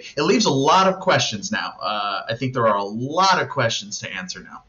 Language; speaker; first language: English; native; English